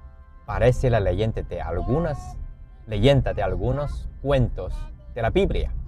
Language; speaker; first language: Spanish; non-native, fluent; Chinese